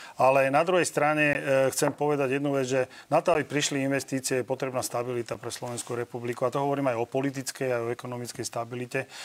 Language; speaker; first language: Slovak; native; Slovak